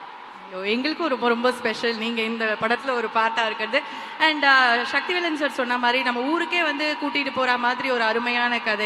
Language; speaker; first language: Tamil; native; Tamil